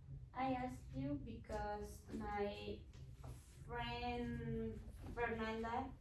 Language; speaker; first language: English; non-native, learner; Spanish